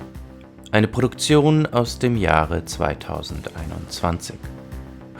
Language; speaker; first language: German; native; German